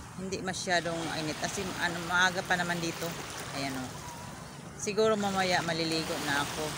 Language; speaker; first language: Filipino; non-native, local second language; Surigaonon